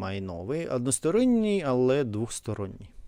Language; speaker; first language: Ukrainian; non-native, learner; Russian